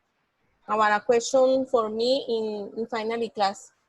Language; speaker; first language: English; non-native, learner; Spanish